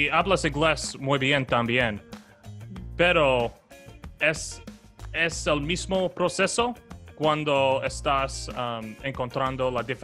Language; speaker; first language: Spanish; non-native, learner; English